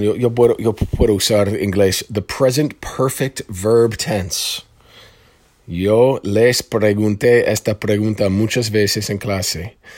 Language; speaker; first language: Spanish; non-native, fluent; English